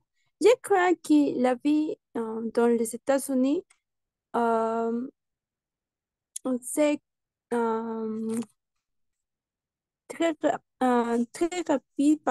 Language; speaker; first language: French; non-native, learner; Spanish